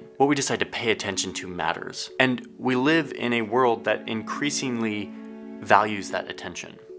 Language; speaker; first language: English; native; English